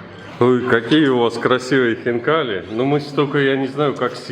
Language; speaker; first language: Russian; native; Russian